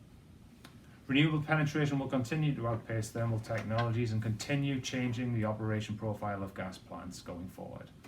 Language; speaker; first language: English; native; English